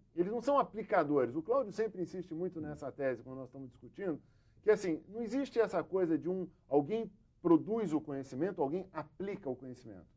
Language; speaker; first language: Portuguese; native; Portuguese